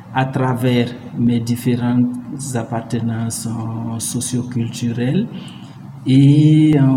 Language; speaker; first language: French; non-native, local second language; Mossi